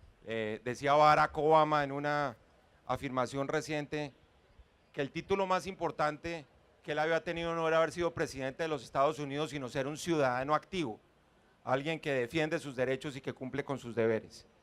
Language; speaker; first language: Spanish; native; Spanish